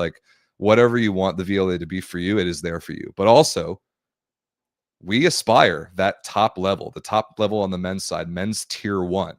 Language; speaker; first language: English; native; English